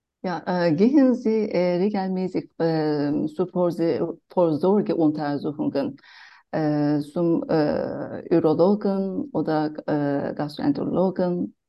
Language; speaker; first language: German; non-native, fluent; Turkish